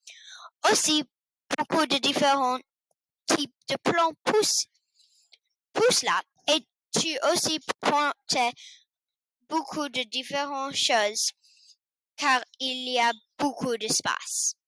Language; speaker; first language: French; non-native, learner; English